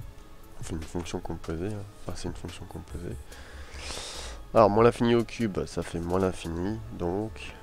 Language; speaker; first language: French; native; French